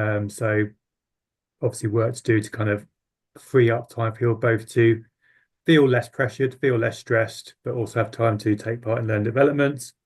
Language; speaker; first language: English; native; English